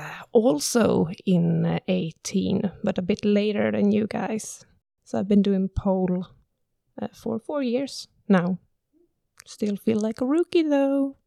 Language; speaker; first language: English; non-native, fluent; Swedish